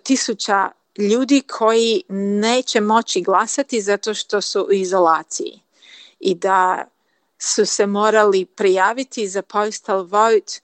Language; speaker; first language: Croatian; early bilingual, heritage; Croatian